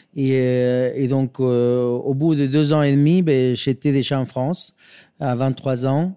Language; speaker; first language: French; non-native, fluent; Spanish